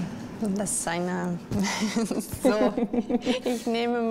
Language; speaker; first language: German; non-native, learner; Russian